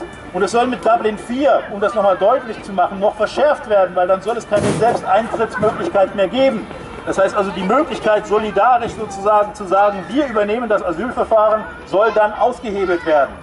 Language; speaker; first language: German; native; German